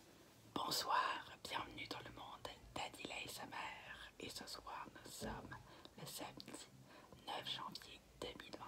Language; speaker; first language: French; native; French